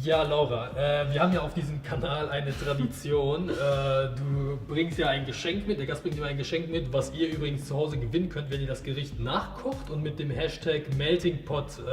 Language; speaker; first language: German; early bilingual, other home language; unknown